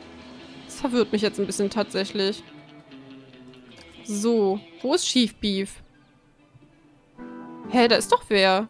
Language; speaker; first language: German; native; German